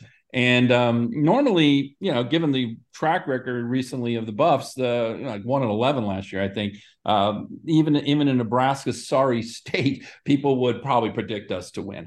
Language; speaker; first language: English; native; English